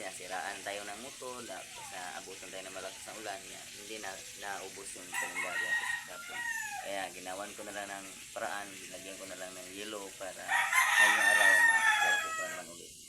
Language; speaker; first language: Filipino; non-native, local second language; Cebuano